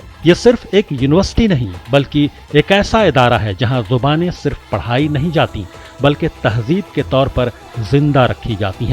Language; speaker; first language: Hindi; native; Hindi